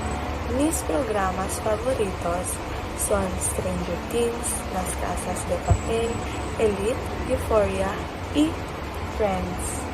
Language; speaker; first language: Spanish; non-native, learner; Filipino